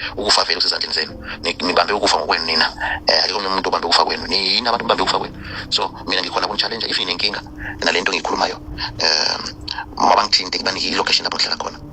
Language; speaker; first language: Zulu; non-native, fluent; Nyanja